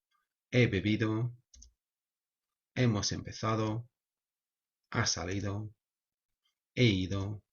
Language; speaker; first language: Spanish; non-native, fluent; English